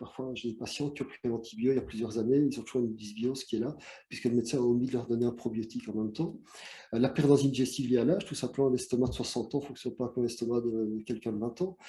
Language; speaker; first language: French; native; French